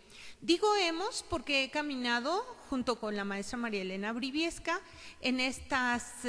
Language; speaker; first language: Spanish; native; Spanish